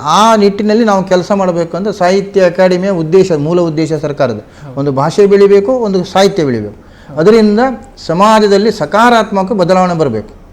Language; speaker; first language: Kannada; non-native, local second language; Konkani